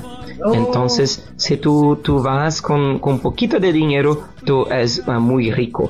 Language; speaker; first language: Spanish; non-native, learner; Portuguese